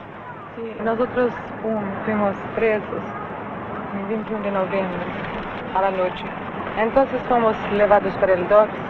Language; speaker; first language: Spanish; non-native, learner; Portuguese